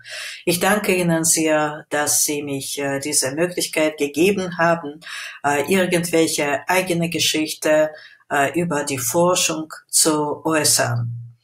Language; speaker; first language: German; non-native, fluent; Russian